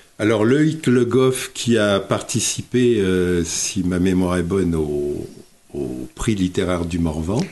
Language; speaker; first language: French; native; French